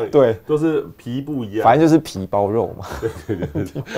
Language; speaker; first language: Chinese; native; Chinese